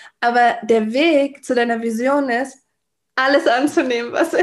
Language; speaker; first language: German; native; German